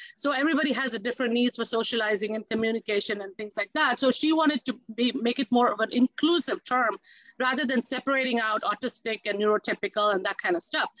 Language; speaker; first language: English; non-native, local second language; Tamil